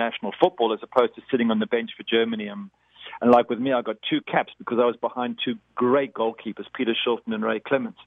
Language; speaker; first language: English; native; English